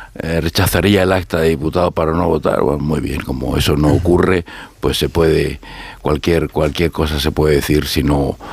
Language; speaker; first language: Spanish; native; Spanish